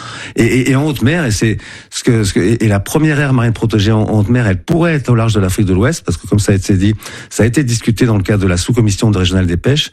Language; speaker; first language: French; native; French